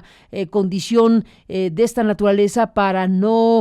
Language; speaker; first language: Spanish; native; Spanish